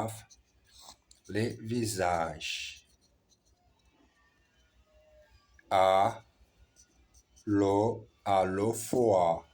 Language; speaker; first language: French; non-native, learner; Portuguese